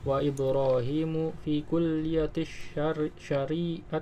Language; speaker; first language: Arabic; non-native, learner; Indonesian